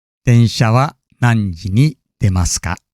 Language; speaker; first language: Japanese; non-native, fluent; English